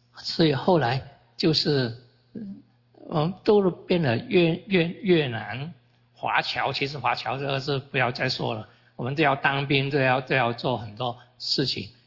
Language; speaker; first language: Chinese; native; Chinese